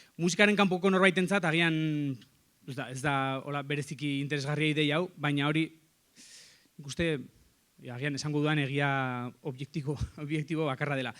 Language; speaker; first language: Basque; native; Basque